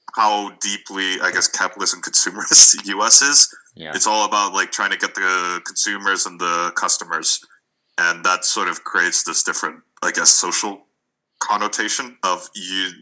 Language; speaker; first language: English; non-native, fluent; Russian